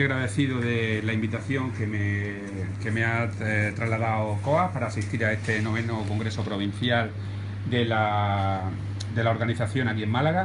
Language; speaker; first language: Spanish; native; Spanish